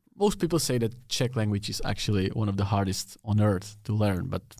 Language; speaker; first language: English; non-native, learner; Czech